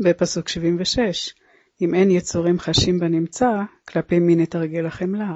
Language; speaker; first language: Hebrew; native; Hebrew